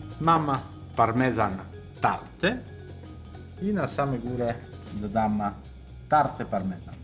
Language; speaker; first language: Polish; non-native, learner; Italian